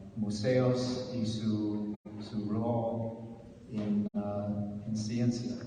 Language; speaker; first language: Spanish; non-native, learner; English